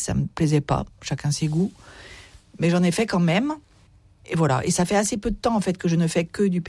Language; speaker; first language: French; native; French